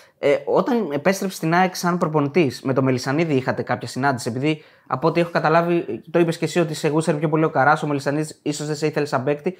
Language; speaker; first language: Greek; native; Greek